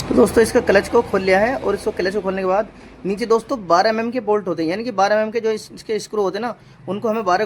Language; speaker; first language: Hindi; native; Hindi